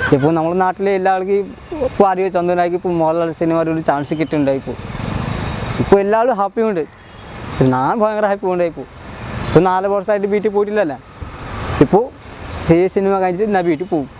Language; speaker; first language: Malayalam; non-native, local second language; Odia